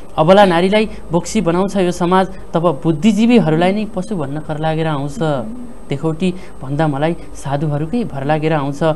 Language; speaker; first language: Nepali; native; Nepali